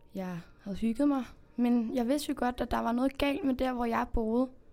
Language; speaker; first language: Danish; early bilingual, heritage; Spanish